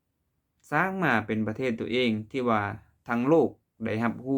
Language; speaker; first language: Thai; non-native, local second language; Lao